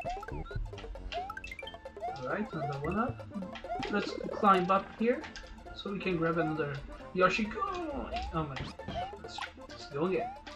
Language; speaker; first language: English; non-native, fluent; Portuguese